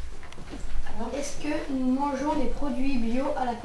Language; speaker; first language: French; native; French